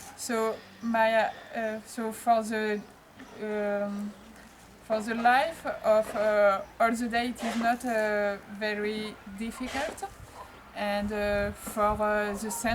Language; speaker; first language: English; non-native, learner; French